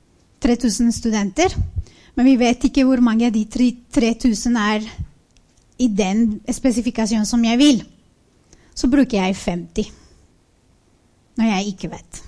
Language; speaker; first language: Norwegian; non-native, fluent; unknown